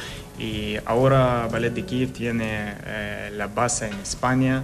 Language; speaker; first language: Spanish; non-native, learner; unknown